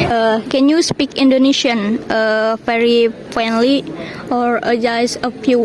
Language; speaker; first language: English; non-native, learner; Indonesian